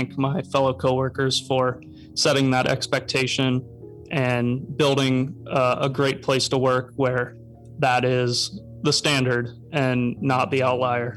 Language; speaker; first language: English; native; English